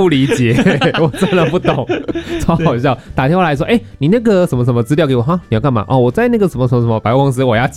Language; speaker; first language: Chinese; native; Chinese